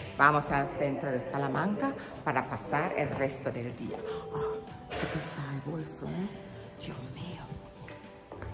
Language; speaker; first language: Spanish; non-native, learner; English